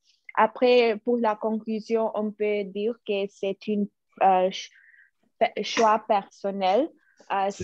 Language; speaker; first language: French; non-native, learner; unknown